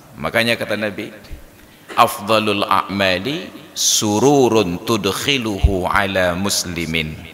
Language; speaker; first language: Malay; non-native, local second language; Achinese